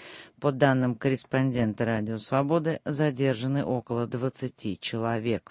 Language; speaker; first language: Russian; native; Russian